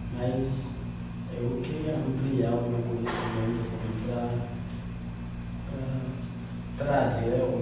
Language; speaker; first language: Portuguese; non-native, fluent; Haitian Creole